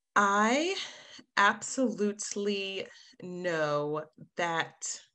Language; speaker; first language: English; native; English